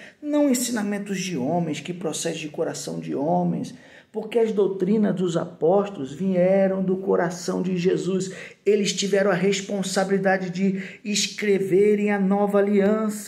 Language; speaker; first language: Portuguese; native; Portuguese